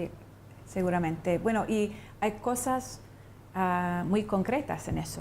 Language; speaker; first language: Spanish; non-native, fluent; English